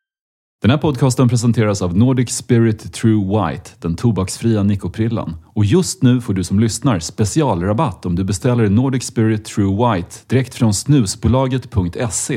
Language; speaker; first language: Swedish; native; Swedish